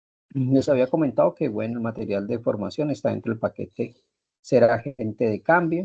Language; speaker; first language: Spanish; native; Spanish